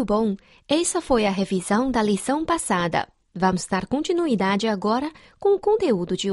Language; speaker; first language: Portuguese; non-native, fluent; Chinese